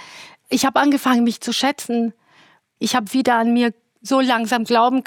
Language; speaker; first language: German; non-native, fluent; Romanian